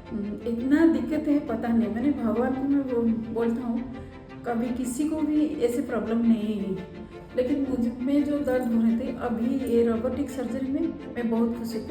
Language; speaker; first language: Hindi; non-native, local second language; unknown